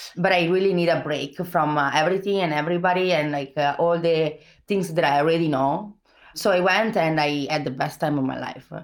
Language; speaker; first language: English; non-native, fluent; Italian